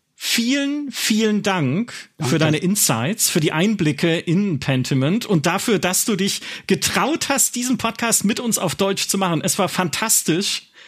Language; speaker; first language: German; native; German